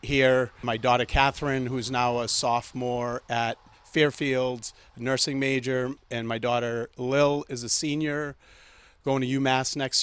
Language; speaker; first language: English; native; English